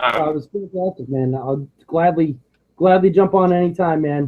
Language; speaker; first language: English; native; English